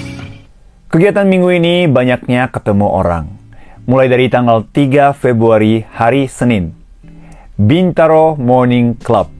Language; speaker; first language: Indonesian; non-native, fluent; Japanese